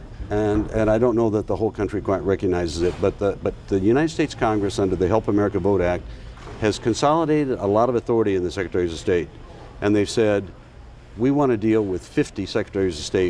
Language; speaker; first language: English; native; English